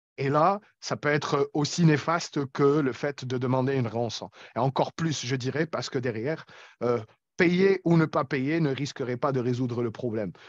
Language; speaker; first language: French; non-native, local second language; Arabic